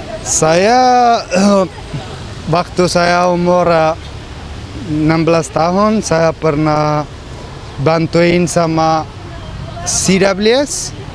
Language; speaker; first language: Indonesian; early bilingual, other home language; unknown